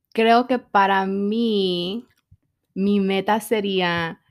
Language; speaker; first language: Spanish; early bilingual, heritage; Spanish